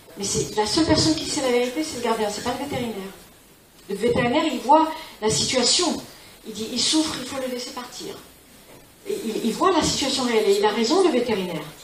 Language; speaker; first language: French; non-native, fluent; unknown